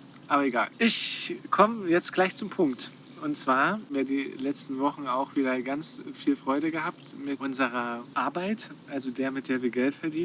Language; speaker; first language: German; native; German